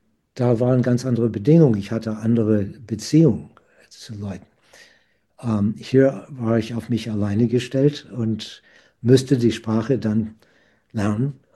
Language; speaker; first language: German; non-native, fluent; English